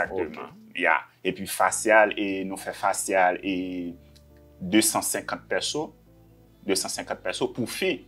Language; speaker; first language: French; non-native, local second language; Haitian Creole